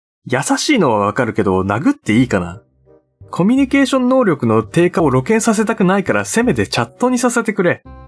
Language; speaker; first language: Japanese; native; Japanese